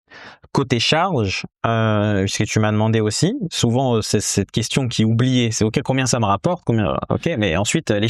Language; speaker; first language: French; native; French